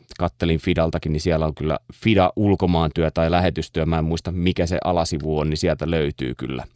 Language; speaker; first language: Finnish; native; Finnish